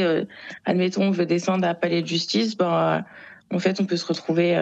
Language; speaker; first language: French; native; French